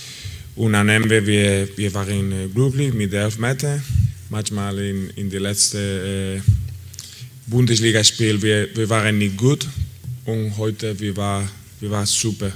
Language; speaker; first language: German; non-native, learner; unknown